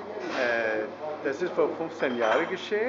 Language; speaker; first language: German; non-native, learner; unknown